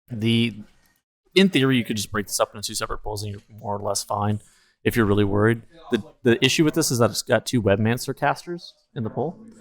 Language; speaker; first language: English; native; English